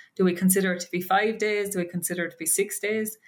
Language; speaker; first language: English; native; English